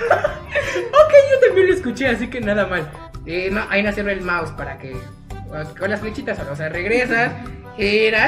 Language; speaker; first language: Spanish; native; Spanish